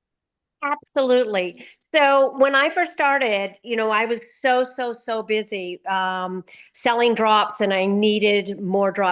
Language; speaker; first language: English; native; English